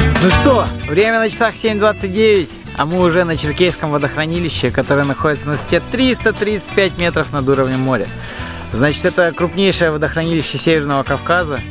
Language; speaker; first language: Russian; native; Russian